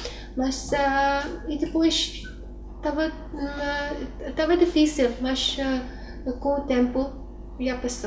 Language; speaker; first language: Portuguese; non-native, learner; Urdu